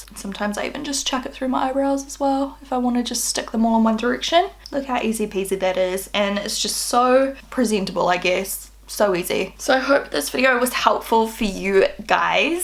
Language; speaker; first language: English; native; English